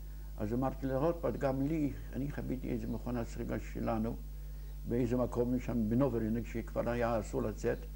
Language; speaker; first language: Hebrew; non-native, fluent; Yiddish